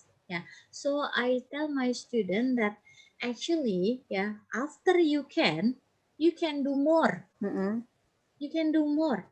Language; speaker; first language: English; non-native, fluent; Indonesian